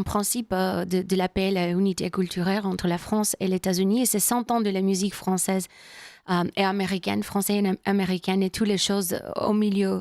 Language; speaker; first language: French; non-native, learner; English